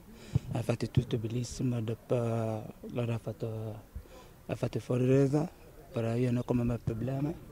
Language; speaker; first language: Italian; non-native, learner; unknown